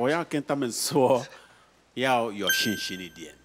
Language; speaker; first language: Chinese; non-native, learner; French